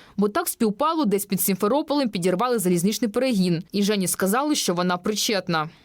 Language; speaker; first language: Ukrainian; native; Ukrainian